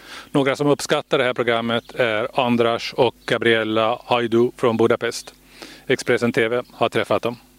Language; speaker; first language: Swedish; native; Swedish